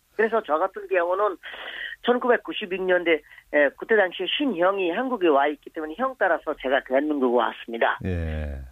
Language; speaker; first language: Korean; non-native, fluent; Bangla